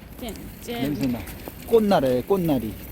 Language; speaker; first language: Korean; native; Korean